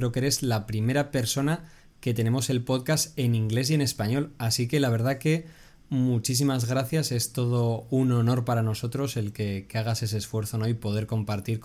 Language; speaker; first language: Spanish; native; Spanish